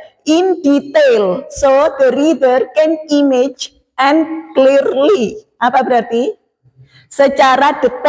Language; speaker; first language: English; non-native, learner; Indonesian